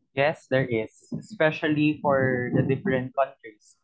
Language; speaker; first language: English; non-native, local second language; Filipino